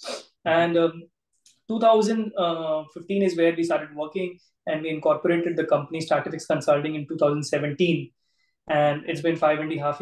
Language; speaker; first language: English; non-native, local second language; Gujarati